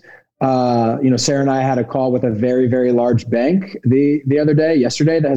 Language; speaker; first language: English; native; English